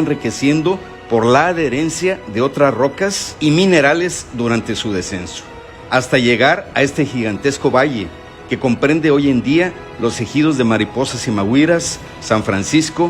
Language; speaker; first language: Spanish; native; Spanish